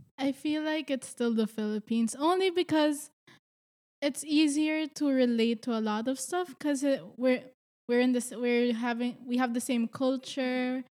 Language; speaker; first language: English; non-native, local second language; Filipino